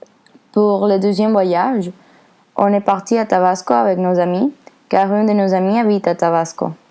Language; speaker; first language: French; non-native, learner; Spanish